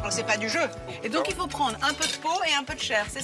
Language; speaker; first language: French; native; French